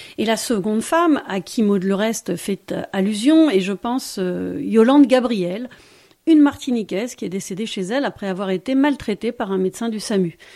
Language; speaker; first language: French; native; French